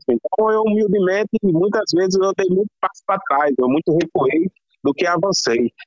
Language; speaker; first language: Portuguese; native; Portuguese